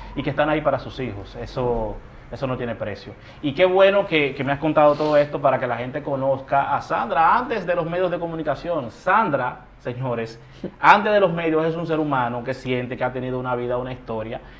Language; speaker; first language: Spanish; native; Spanish